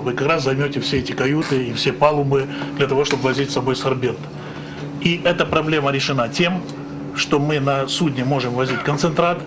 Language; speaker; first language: Russian; native; Russian